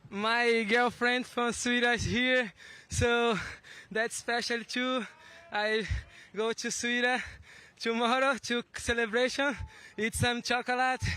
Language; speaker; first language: English; non-native, learner; Portuguese